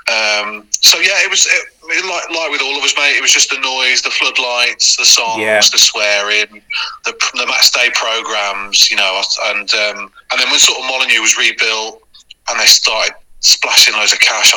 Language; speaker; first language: English; native; English